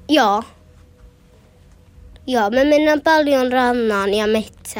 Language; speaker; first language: Finnish; early bilingual, heritage; Finnish